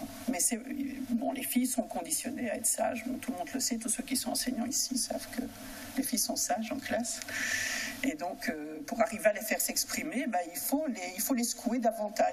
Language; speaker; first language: French; native; French